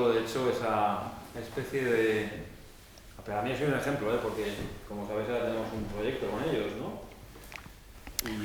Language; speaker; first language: Spanish; native; Spanish